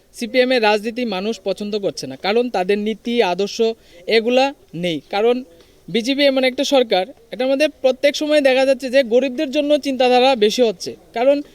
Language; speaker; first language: Bangla; native; Bangla